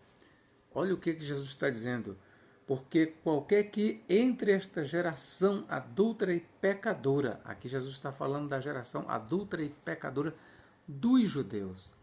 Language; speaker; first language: Portuguese; native; Portuguese